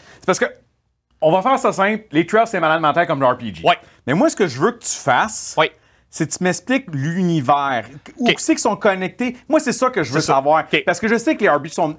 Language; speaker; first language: French; native; French